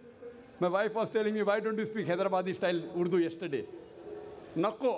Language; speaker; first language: English; non-native, local second language; Urdu